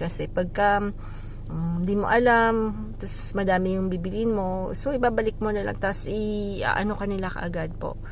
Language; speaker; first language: Filipino; native; Filipino